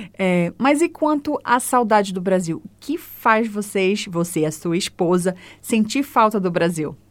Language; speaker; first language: Portuguese; native; Portuguese